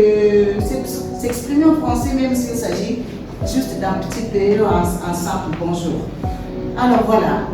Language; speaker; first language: French; non-native, fluent; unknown